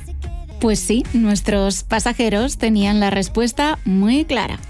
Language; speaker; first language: Spanish; native; Spanish